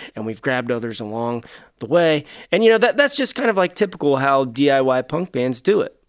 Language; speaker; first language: English; native; English